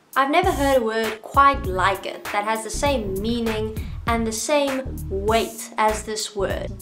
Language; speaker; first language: English; non-native, local second language; Afrikaans